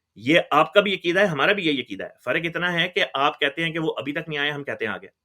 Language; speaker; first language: Urdu; native; Urdu